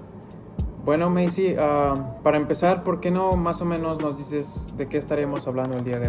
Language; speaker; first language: Spanish; early bilingual, other home language; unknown